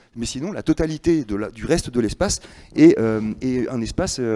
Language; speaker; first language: French; native; French